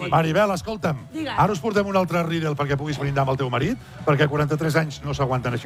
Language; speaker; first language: Catalan; native; Catalan